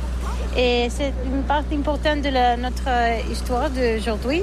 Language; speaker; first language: French; non-native, learner; Catalan